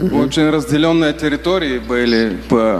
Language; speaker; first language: Russian; non-native, learner; Bulgarian